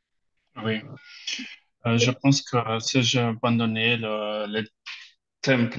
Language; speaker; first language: French; non-native, learner; Portuguese